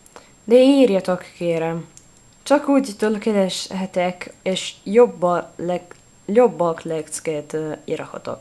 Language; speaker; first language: Hungarian; non-native, learner; Italian